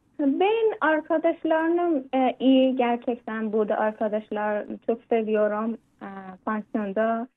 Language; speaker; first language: Turkish; non-native, learner; Persian